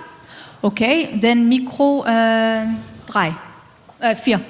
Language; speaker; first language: German; non-native, learner; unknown